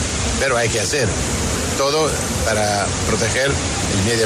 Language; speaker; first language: Spanish; non-native, fluent; Italian